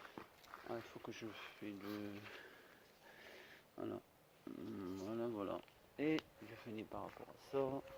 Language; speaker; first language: French; non-native, fluent; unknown